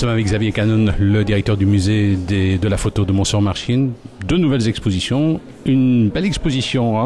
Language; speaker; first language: French; native; French